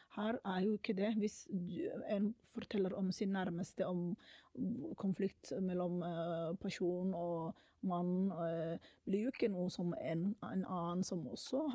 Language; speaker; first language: Norwegian; non-native, fluent; Somali